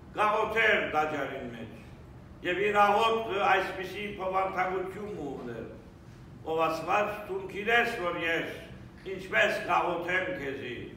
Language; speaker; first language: Armenian; early bilingual, heritage; Armenian